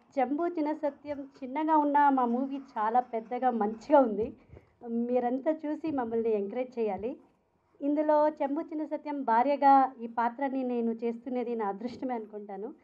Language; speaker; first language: Telugu; non-native, learner; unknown